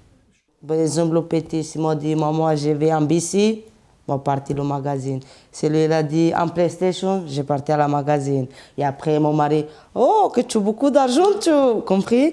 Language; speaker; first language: French; non-native, learner; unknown